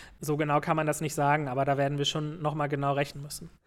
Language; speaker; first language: German; native; German